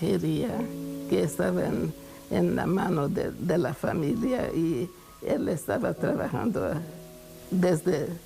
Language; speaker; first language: Spanish; non-native, fluent; Hungarian